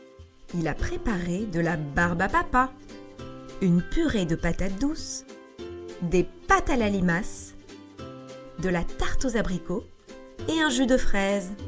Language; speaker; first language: French; native; French